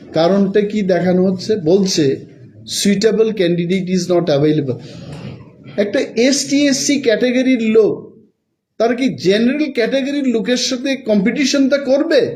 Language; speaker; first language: Bangla; non-native, local second language; Kok Borok